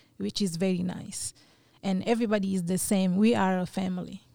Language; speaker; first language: English; non-native, fluent; French